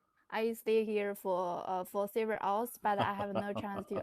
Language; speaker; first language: English; non-native, learner; Chinese